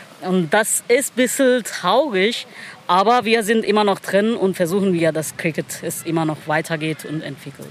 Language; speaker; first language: German; non-native, learner; Pashto